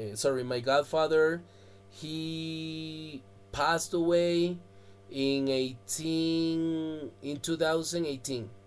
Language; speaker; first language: English; non-native, fluent; Spanish